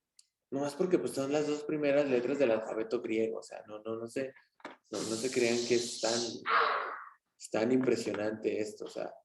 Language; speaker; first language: Spanish; native; Spanish